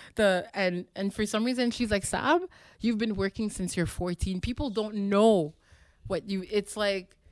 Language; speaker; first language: English; non-native, local second language; French